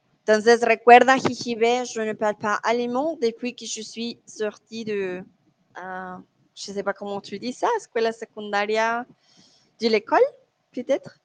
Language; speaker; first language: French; non-native, learner; Spanish